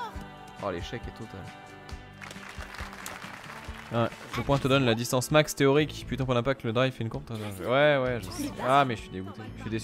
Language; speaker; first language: French; native; French